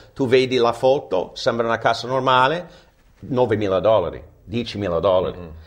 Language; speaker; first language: Italian; non-native, fluent; English